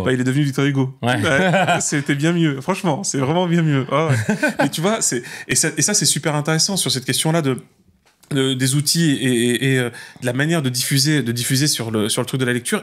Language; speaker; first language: French; native; French